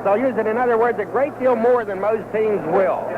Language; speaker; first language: English; native; English